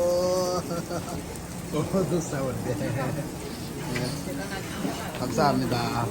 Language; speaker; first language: Korean; non-native, learner; Tibetan